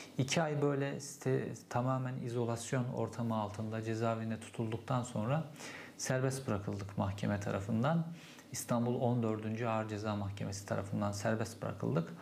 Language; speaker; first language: Turkish; native; Turkish